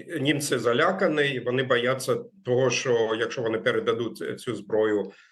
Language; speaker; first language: Ukrainian; non-native, fluent; German